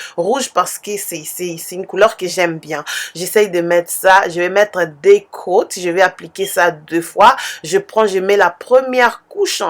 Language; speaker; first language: French; non-native, local second language; Lingala